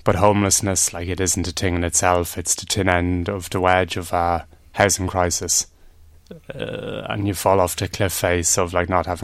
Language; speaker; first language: English; native; English